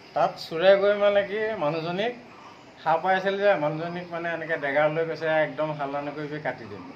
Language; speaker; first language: Assamese; native; Assamese